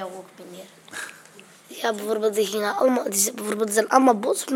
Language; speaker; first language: Dutch; early bilingual, other home language; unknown